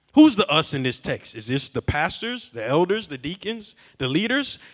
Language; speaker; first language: English; native; English